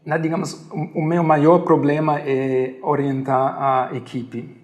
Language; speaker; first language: Portuguese; non-native, fluent; German